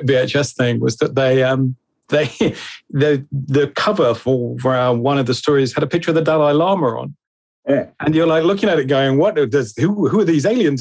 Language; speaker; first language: English; native; English